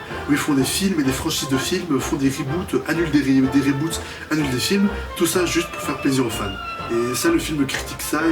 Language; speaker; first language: French; native; French